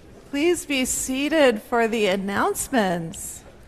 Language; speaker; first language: English; native; English